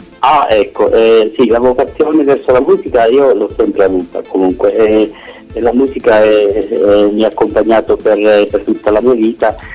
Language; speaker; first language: Italian; early bilingual, heritage; Italian